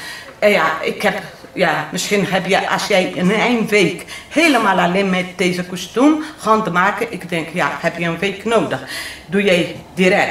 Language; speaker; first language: Dutch; non-native, learner; Portuguese